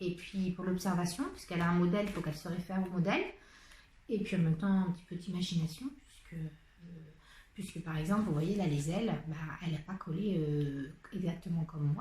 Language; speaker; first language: French; native; French